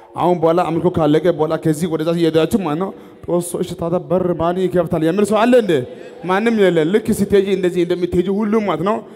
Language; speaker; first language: Amharic; non-native, local second language; Wolaytta